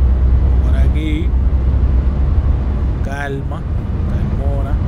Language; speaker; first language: Spanish; native; Spanish